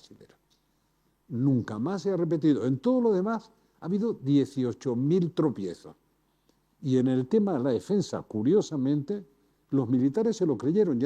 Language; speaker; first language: Spanish; native; Spanish